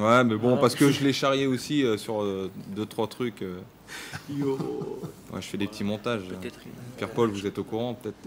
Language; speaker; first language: French; native; French